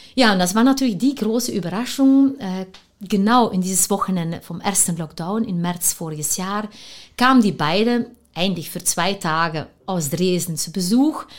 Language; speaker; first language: German; non-native, fluent; Dutch